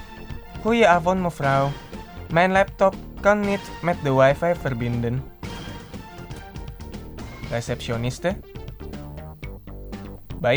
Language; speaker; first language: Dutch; non-native, fluent; Indonesian